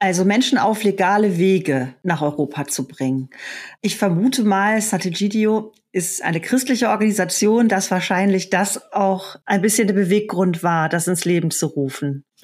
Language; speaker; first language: German; native; German